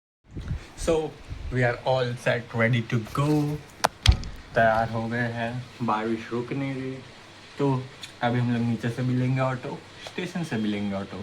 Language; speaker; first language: Hindi; native; Hindi